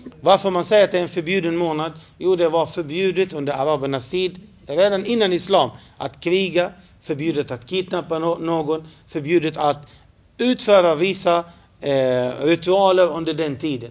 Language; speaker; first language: Swedish; non-native, fluent; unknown